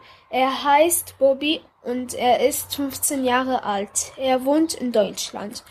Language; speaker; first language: German; non-native, learner; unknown